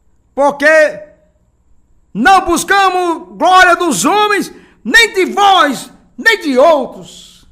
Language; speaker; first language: Portuguese; native; Portuguese